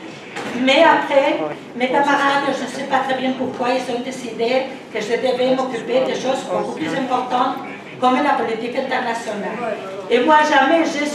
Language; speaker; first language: French; non-native, fluent; Spanish